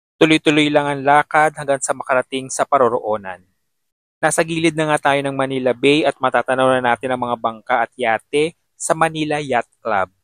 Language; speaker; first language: Filipino; native; Filipino